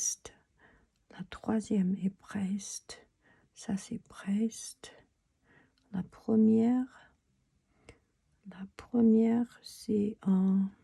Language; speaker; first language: French; non-native, learner; Chinese